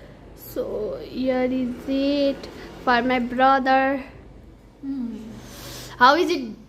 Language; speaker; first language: English; non-native, learner; Nepali